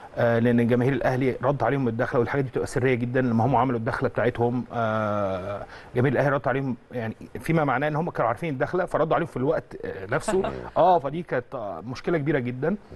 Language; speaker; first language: Egyptian Arabic; native; Egyptian Arabic